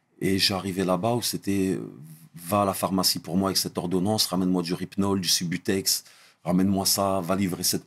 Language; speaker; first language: French; early bilingual, other home language; Arabic